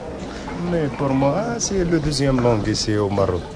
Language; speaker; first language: French; non-native, local second language; Arabic